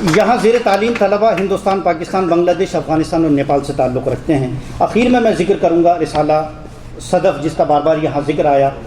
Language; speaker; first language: Urdu; native; Urdu